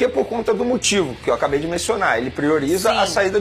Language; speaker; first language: Portuguese; native; Portuguese